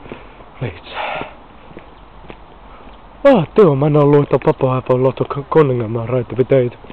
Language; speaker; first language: Welsh; non-native, learner; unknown